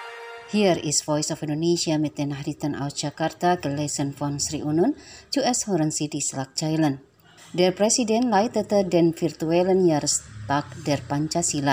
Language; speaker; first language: German; non-native, fluent; Indonesian